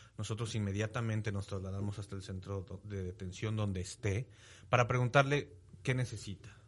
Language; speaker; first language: Spanish; native; Spanish